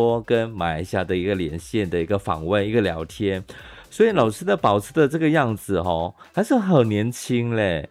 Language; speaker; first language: Chinese; native; Chinese